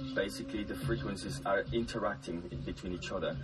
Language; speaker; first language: English; non-native, fluent; Spanish